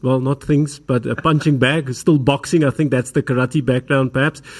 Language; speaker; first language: English; non-native, local second language; Afrikaans